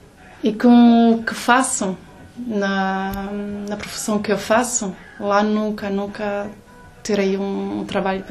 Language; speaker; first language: Portuguese; early bilingual, heritage; Portuguese